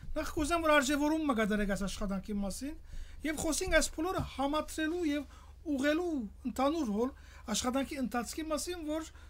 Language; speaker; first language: Armenian; early bilingual, heritage; Armenian